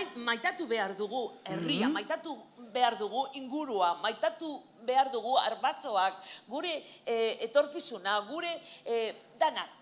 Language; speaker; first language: Basque; non-native, local second language; Spanish